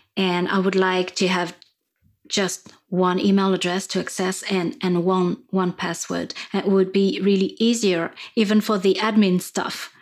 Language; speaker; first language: English; non-native, fluent; French